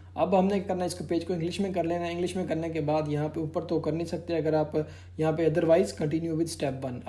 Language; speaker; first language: Urdu; non-native, local second language; Punjabi